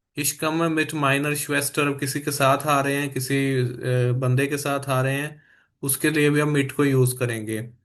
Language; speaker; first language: Urdu; native; Urdu